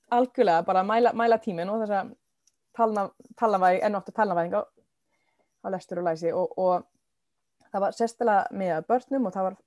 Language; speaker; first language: Icelandic; non-native, fluent; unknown